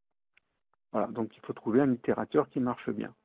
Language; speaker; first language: French; native; French